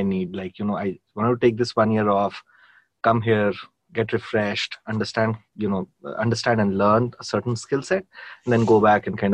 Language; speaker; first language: English; non-native, local second language; Hindi